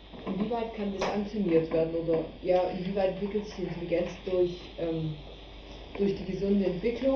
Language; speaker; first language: German; native; German